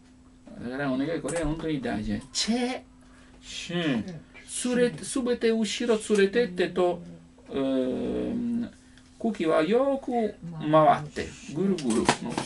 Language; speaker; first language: Japanese; non-native, learner; Italian